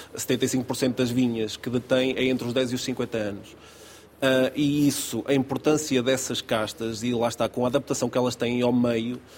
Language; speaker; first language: Portuguese; native; Portuguese